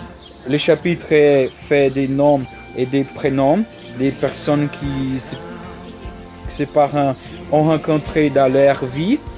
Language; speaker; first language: French; non-native, learner; Portuguese